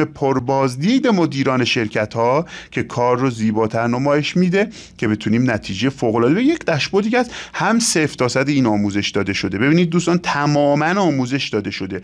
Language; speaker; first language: Persian; native; Persian